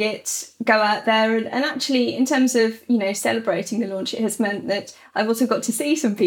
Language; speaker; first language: English; native; English